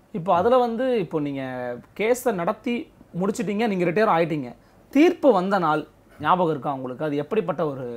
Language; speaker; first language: Tamil; native; Tamil